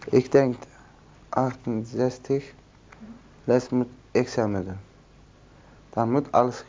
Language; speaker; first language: Dutch; non-native, learner; Turkish